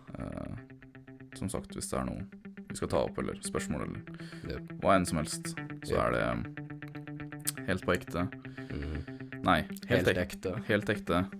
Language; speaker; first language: Norwegian; early bilingual, other home language; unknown